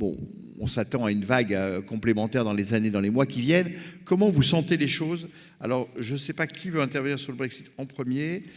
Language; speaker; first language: French; native; French